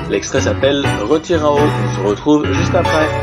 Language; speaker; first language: French; native; French